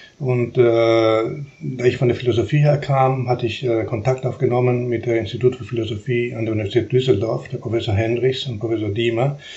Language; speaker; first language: German; non-native, fluent; Spanish